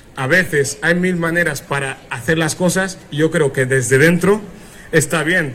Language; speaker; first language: Spanish; early bilingual, other home language; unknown